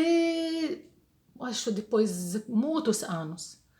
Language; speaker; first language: Portuguese; non-native, fluent; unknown